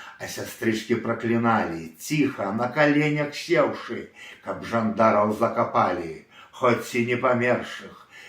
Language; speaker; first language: Belarusian; native; Belarusian